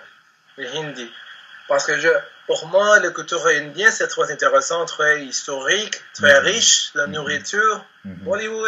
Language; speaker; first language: French; non-native, learner; Spanish